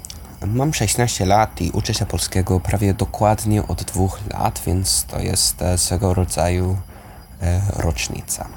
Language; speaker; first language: Polish; non-native, fluent; English